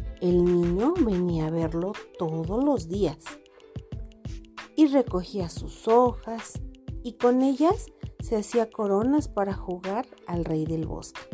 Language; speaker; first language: Spanish; non-native, fluent; Portuguese